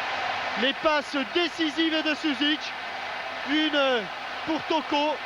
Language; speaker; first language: French; native; French